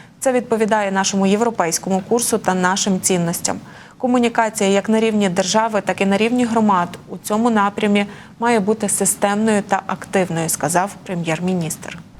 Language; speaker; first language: Ukrainian; native; Ukrainian